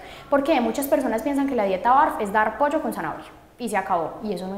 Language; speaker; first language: Spanish; native; Spanish